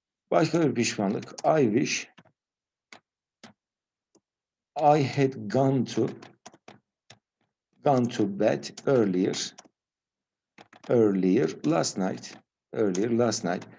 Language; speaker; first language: English; non-native, fluent; Turkish